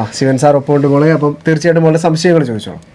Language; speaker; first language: Malayalam; native; Malayalam